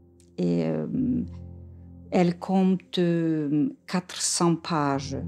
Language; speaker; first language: French; non-native, fluent; Icelandic